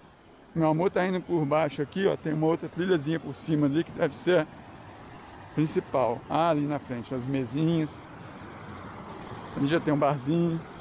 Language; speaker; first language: Portuguese; native; Portuguese